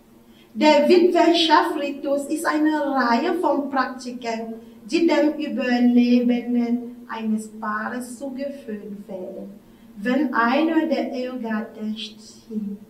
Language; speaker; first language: German; non-native, fluent; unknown